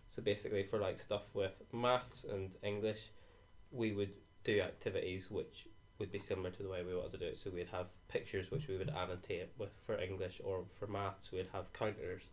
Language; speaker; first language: English; native; English